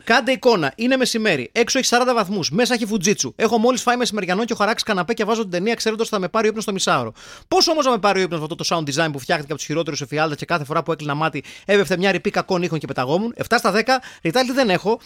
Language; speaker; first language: Greek; native; Greek